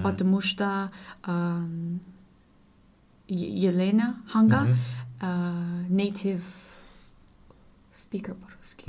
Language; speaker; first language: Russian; non-native, learner; English